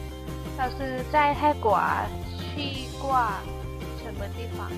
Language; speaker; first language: Chinese; non-native, learner; Thai